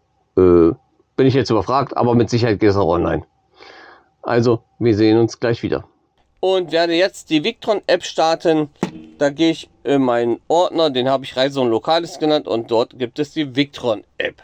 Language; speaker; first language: German; native; German